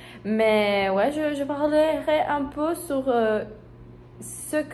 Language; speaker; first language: French; non-native, learner; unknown